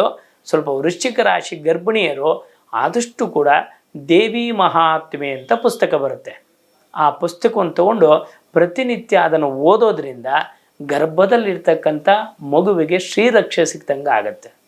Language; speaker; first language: Kannada; native; Kannada